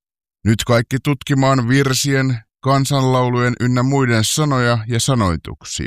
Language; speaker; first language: Finnish; native; Finnish